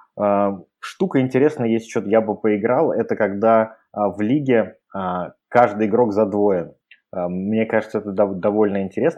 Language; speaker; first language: Russian; native; Russian